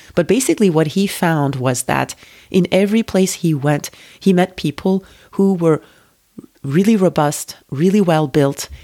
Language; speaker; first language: English; non-native, fluent; Turkish